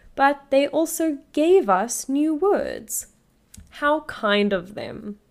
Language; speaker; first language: English; native; English